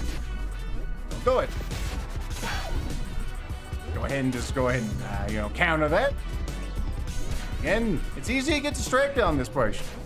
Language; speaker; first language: English; native; English